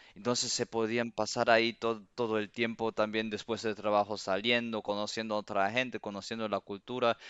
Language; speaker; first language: Spanish; early bilingual, heritage; Spanish